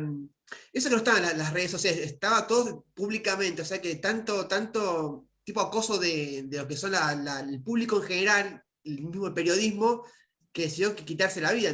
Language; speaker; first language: Spanish; native; Spanish